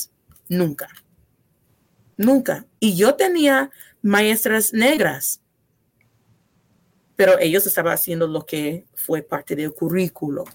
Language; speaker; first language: Spanish; non-native, fluent; English